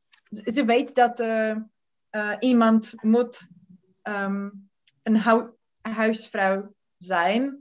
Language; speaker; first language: Dutch; non-native, learner; Czech